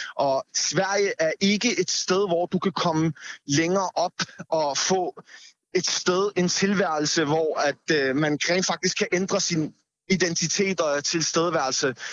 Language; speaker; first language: Danish; native; Danish